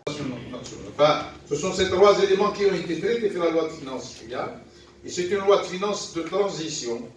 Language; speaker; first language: French; non-native, local second language; Arabic